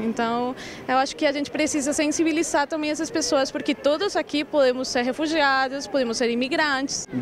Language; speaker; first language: Portuguese; non-native, local second language; Spanish